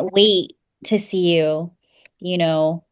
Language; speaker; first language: English; native; English